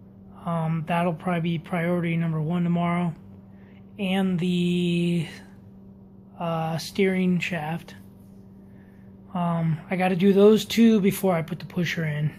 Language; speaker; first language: English; native; English